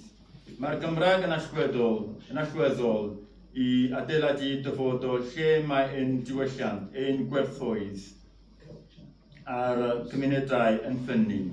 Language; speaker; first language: Welsh; non-native, fluent; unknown